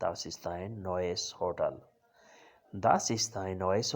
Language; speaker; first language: German; non-native, learner; Urdu